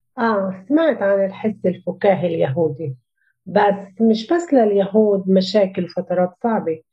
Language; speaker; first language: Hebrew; non-native, local second language; Arabic